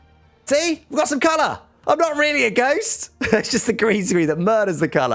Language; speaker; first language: English; native; English